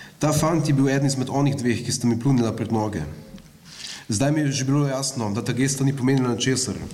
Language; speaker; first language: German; non-native, fluent; Slovenian